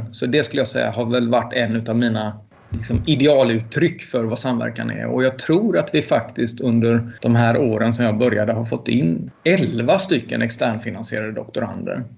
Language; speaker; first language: Swedish; native; Swedish